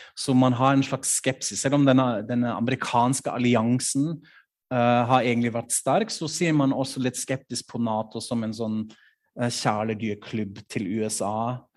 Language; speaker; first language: Norwegian; non-native, fluent; German